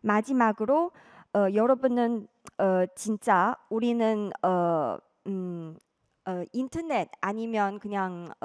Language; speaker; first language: Korean; non-native, fluent; Chinese